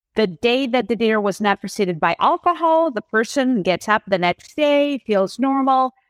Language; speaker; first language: English; non-native, fluent; Spanish